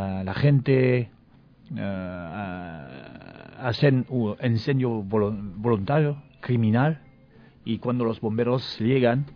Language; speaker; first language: Spanish; non-native, learner; French